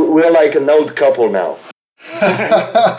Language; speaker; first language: English; non-native, fluent; French